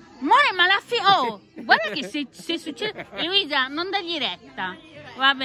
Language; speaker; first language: Italian; native; Italian